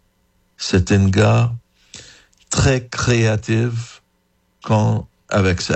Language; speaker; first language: French; non-native, fluent; English